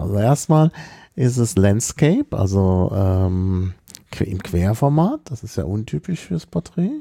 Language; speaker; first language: German; native; German